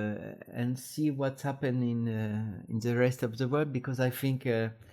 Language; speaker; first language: English; non-native, learner; French